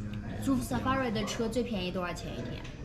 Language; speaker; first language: Chinese; native; Chinese